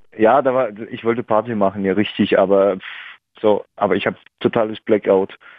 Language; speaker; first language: German; non-native, fluent; Russian